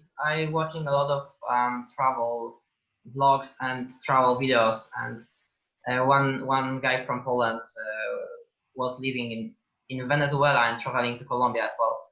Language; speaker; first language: English; non-native, learner; Polish